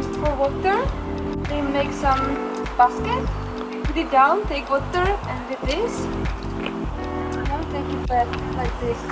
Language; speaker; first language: English; non-native, learner; Czech